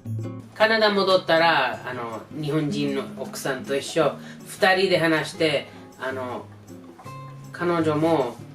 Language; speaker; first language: Japanese; non-native, learner; English